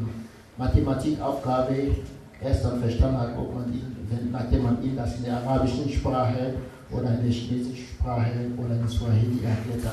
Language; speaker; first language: German; non-native, fluent; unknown